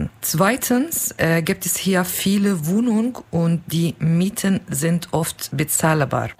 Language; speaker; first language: German; non-native, fluent; Kurdish